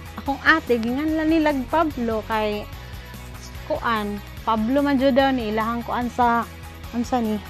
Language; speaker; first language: Cebuano; native; Cebuano